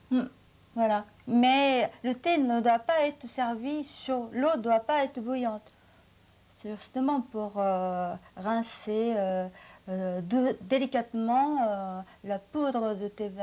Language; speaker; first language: French; non-native, fluent; Japanese